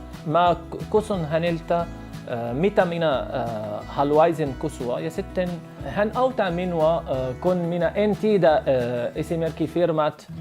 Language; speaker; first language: Finnish; non-native, learner; Arabic